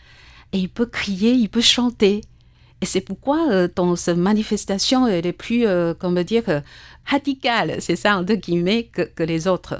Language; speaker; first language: French; non-native, learner; Chinese